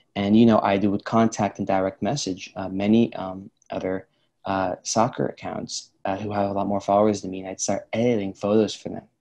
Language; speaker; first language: English; early bilingual, other home language; Arabic